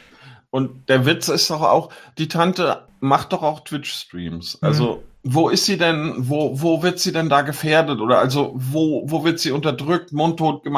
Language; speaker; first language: German; native; German